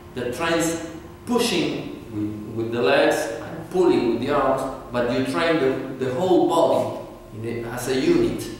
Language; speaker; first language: English; non-native, fluent; Spanish